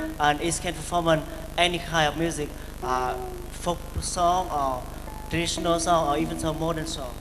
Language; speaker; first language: English; non-native, fluent; Vietnamese